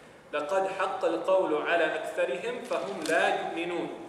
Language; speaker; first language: Arabic; non-native, fluent; English